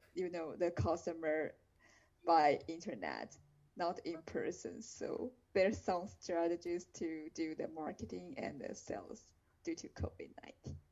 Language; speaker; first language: English; non-native, fluent; Chinese